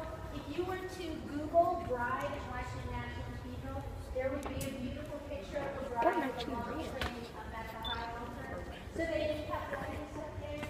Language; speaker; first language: English; native; English